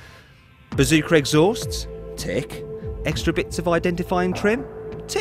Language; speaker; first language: English; native; English